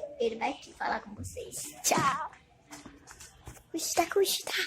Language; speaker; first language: Portuguese; early bilingual, other home language; Haitian Creole